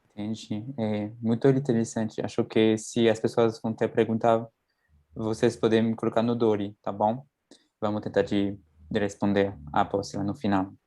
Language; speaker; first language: Portuguese; non-native, fluent; French